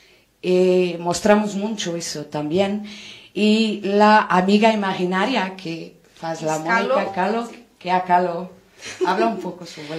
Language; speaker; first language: Spanish; non-native, learner; Portuguese